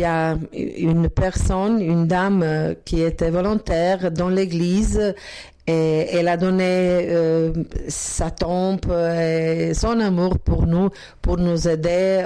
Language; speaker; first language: French; non-native, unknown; Croatian